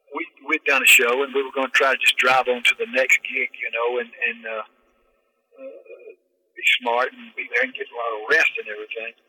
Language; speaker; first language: English; native; English